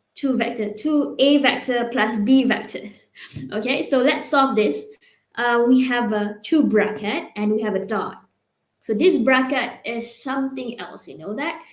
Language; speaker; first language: English; non-native, local second language; Malay